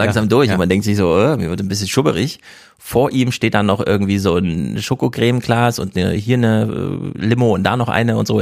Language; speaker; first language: German; native; German